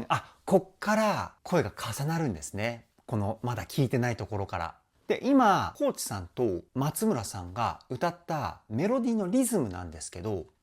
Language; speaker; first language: Japanese; native; Japanese